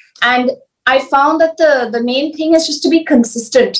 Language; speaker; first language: English; early bilingual, other home language; Hindi